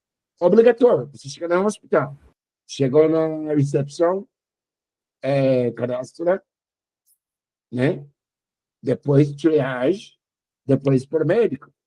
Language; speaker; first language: Portuguese; non-native, learner; English